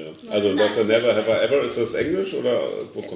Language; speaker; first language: German; native; German